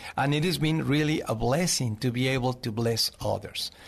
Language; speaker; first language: English; non-native, fluent; Spanish